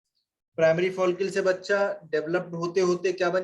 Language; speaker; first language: Hindi; native; Hindi